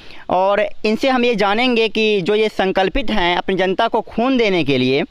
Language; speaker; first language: Hindi; native; Hindi